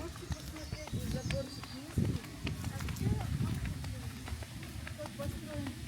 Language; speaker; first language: Russian; native; Russian